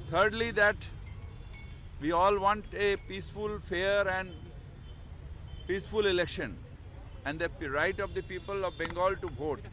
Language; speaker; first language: English; non-native, local second language; Bangla